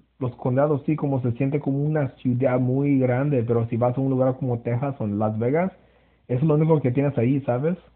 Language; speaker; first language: Spanish; early bilingual, heritage; Spanish